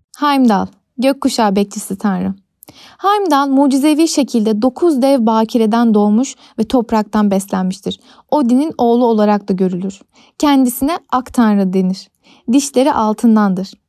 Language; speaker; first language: Turkish; native; Turkish